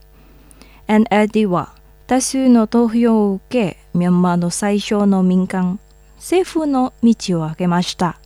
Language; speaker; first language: Japanese; non-native, fluent; Indonesian